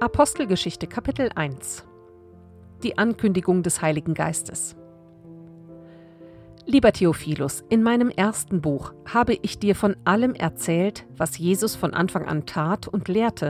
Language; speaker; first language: German; native; German